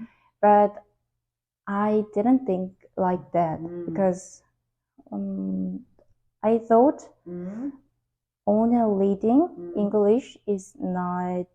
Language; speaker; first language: English; non-native, learner; Korean